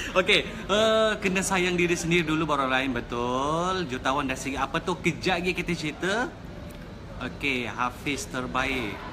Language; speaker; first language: Malay; native; Malay